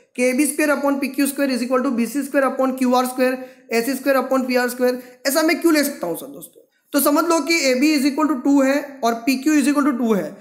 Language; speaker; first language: Hindi; non-native, local second language; Gujarati